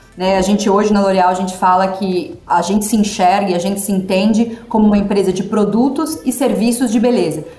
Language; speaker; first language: Portuguese; native; Portuguese